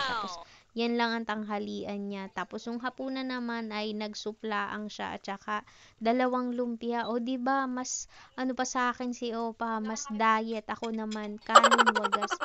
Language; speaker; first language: Filipino; non-native, local second language; Hiligaynon